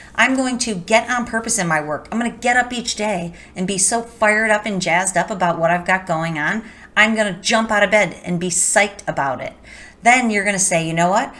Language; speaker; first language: English; native; English